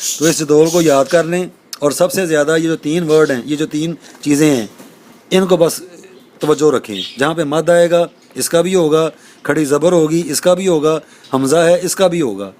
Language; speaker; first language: Urdu; native; Urdu